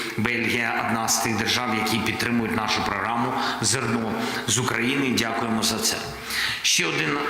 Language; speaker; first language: Ukrainian; non-native, local second language; Russian